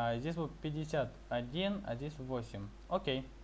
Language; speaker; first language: Russian; non-native, local second language; Kazakh